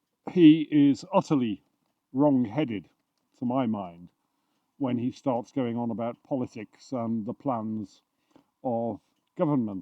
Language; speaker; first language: English; native; English